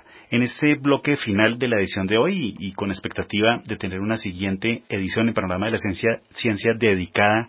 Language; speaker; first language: Spanish; native; Spanish